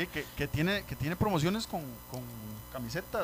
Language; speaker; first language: Spanish; native; Spanish